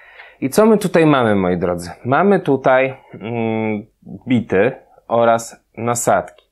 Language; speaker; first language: Polish; native; Polish